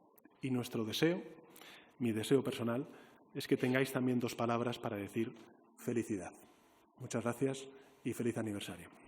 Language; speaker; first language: Spanish; native; Spanish